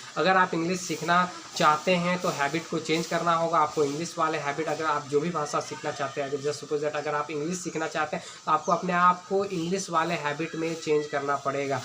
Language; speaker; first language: Hindi; native; Hindi